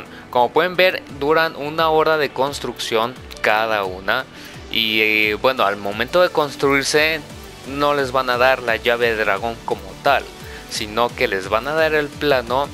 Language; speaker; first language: Spanish; native; Spanish